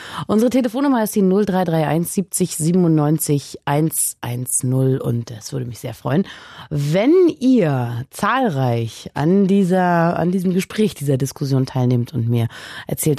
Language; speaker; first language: German; native; German